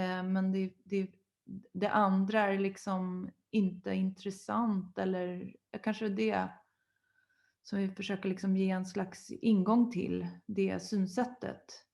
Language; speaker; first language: Swedish; native; Swedish